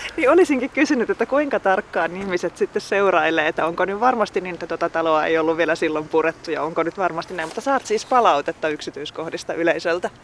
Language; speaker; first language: Finnish; native; Finnish